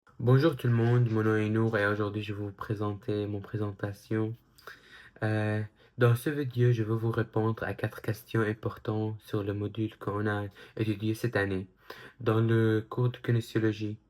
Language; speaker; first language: French; early bilingual, other home language; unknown